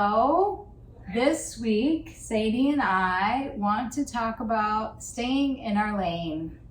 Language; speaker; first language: English; native; English